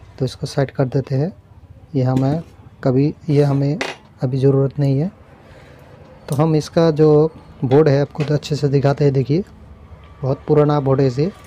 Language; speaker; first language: Hindi; native; Hindi